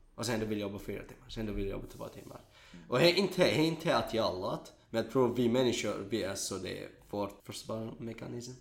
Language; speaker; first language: Swedish; non-native, learner; Kurdish